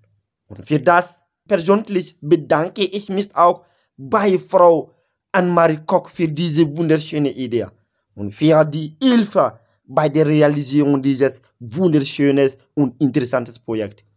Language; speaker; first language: German; non-native, learner; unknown